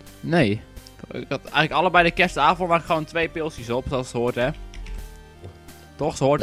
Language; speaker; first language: Dutch; native; Dutch